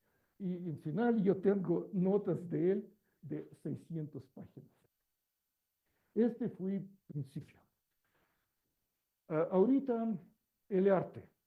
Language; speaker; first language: Spanish; non-native, learner; Russian